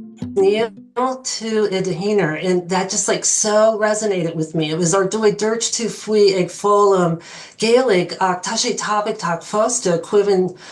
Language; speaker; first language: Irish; non-native, learner; English